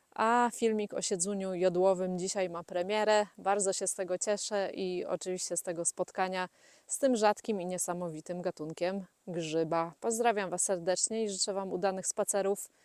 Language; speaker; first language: Polish; native; Polish